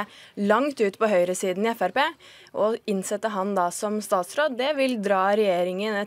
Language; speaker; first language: Norwegian; native; Norwegian